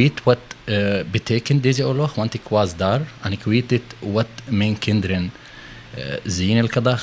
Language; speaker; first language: Dutch; non-native, learner; Arabic